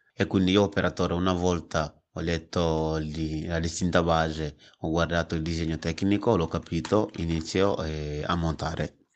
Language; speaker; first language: Italian; non-native, fluent; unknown